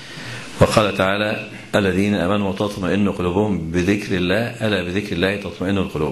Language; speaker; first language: Arabic; native; Arabic